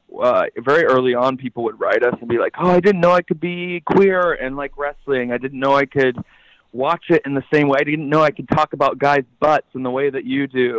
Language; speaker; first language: English; native; English